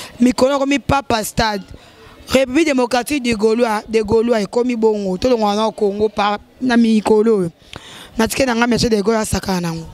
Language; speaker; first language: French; non-native, local second language; Lingala